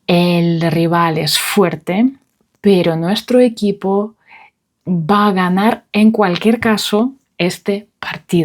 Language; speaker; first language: Spanish; non-native, fluent; Russian